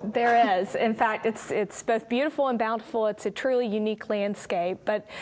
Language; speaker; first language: English; native; English